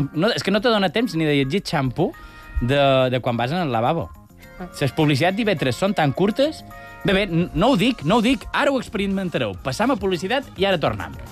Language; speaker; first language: Catalan; native; Catalan